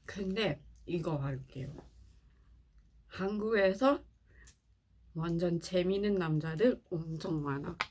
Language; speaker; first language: Korean; non-native, learner; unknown